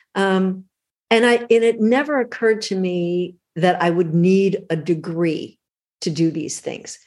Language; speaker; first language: English; native; English